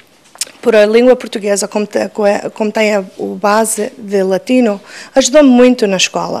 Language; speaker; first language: Portuguese; early bilingual, heritage; Portuguese